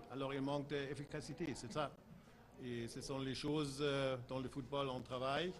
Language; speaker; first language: French; non-native, fluent; German